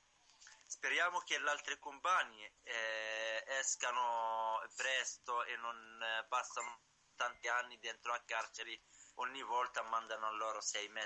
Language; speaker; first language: Italian; non-native, learner; Arabic